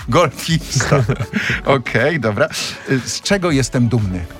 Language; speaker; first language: Polish; native; Polish